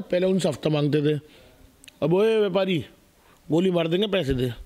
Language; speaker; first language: Hindi; native; Hindi